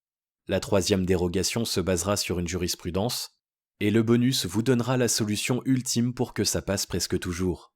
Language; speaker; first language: French; native; French